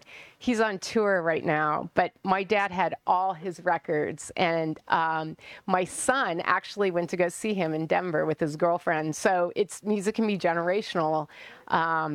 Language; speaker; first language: English; native; English